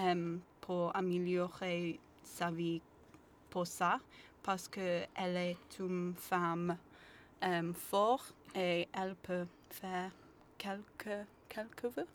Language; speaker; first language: French; non-native, learner; English